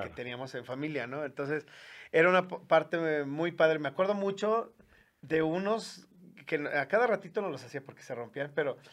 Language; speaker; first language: Spanish; native; Spanish